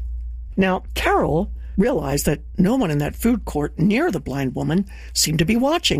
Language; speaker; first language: English; native; English